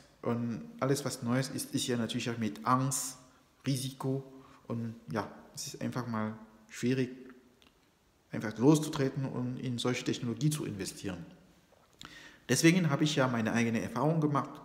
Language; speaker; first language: German; non-native, fluent; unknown